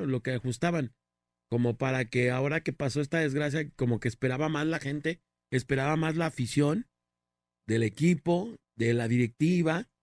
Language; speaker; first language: Spanish; native; Spanish